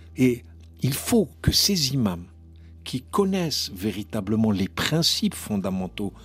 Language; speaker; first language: French; non-native, local second language; Arabic